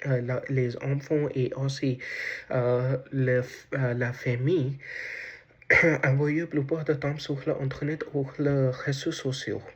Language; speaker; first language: French; non-native, learner; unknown